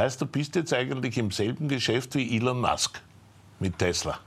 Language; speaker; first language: German; native; German